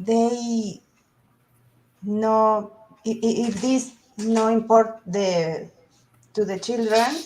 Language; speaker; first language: English; non-native, learner; Spanish